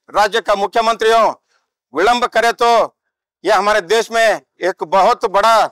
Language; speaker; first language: Hindi; non-native, local second language; Kannada